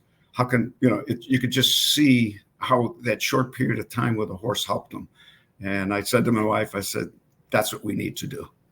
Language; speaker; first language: English; native; English